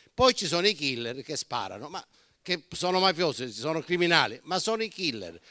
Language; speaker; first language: Italian; native; Italian